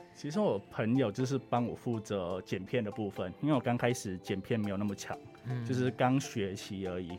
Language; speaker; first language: Chinese; non-native, fluent; Thai